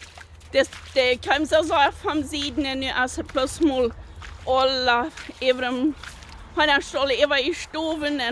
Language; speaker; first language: German; early bilingual, heritage; German